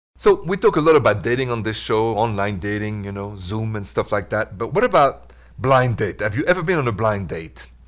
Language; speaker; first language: English; non-native, fluent; French